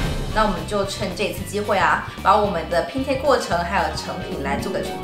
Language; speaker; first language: Chinese; native; Chinese